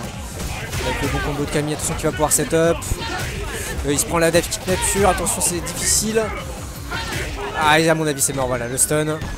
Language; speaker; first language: French; native; French